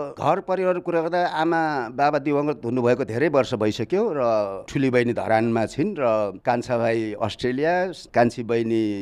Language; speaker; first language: Nepali; non-native, local second language; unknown